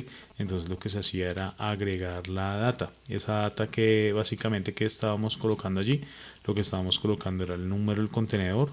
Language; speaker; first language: Spanish; native; Spanish